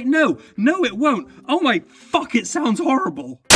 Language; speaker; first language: English; native; English